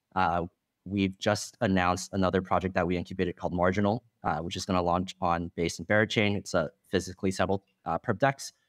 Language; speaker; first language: English; non-native, fluent; Chinese